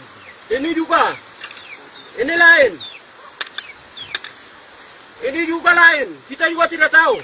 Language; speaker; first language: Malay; non-native, local second language; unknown